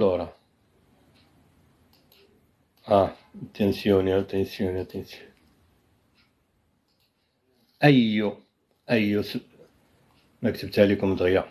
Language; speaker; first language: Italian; non-native, fluent; Arabic